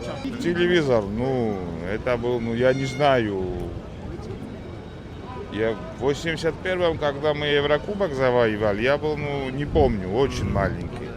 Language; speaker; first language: Russian; non-native, local second language; Georgian